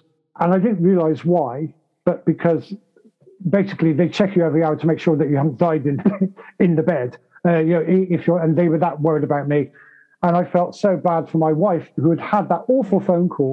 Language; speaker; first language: English; native; English